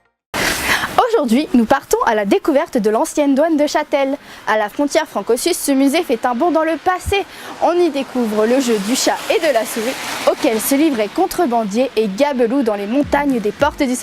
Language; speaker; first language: French; native; French